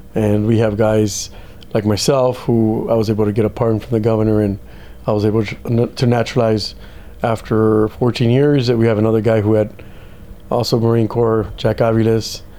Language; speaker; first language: English; native; English